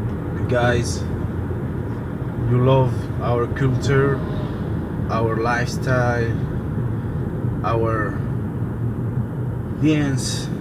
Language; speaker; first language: English; non-native, local second language; French